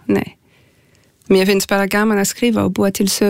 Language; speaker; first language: Icelandic; non-native, fluent; French